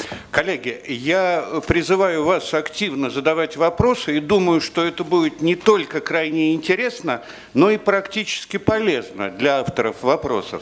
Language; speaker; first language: Russian; native; Russian